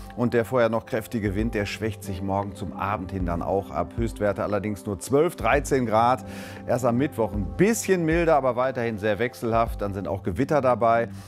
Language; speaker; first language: German; native; German